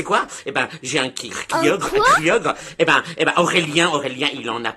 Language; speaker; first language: French; native; French